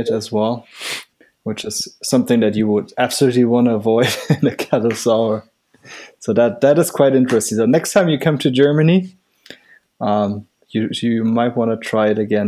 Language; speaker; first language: English; non-native, fluent; German